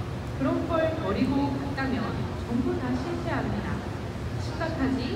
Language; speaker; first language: Korean; native; Korean